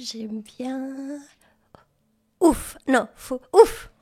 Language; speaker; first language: French; non-native, learner; Spanish